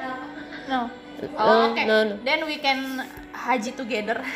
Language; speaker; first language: English; non-native, learner; Indonesian